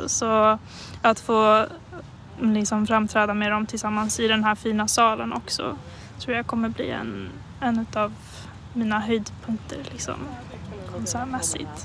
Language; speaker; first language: Swedish; native; Swedish